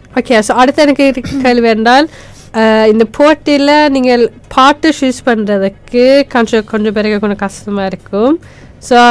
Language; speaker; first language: Tamil; native; Tamil